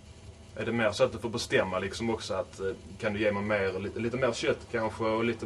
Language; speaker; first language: Swedish; native; Swedish